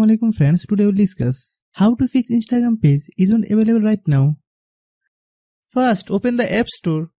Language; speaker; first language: English; non-native, fluent; Bangla